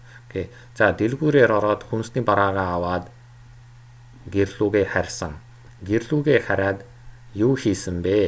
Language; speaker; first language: Mongolian; non-native, fluent; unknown